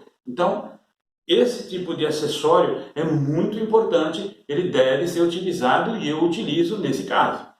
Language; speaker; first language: Portuguese; native; Portuguese